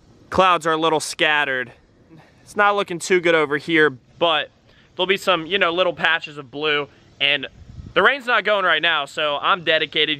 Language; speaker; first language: English; native; English